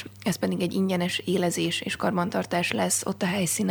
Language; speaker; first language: Hungarian; native; Hungarian